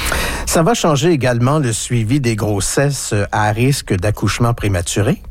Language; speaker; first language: French; native; French